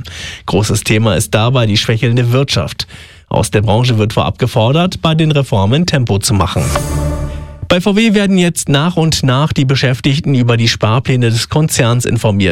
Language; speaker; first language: German; native; German